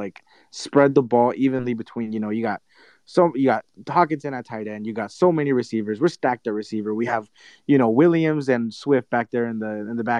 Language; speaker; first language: English; native; English